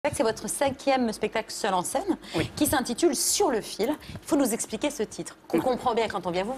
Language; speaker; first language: French; native; French